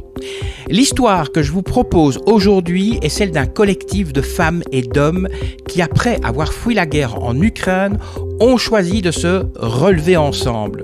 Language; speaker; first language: French; native; French